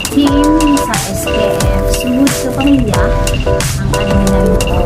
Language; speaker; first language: Filipino; non-native, local second language; Cebuano